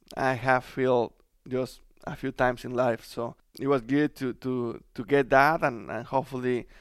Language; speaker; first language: English; non-native, fluent; Spanish